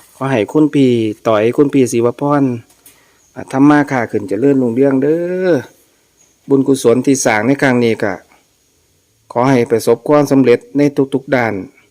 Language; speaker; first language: Thai; native; Thai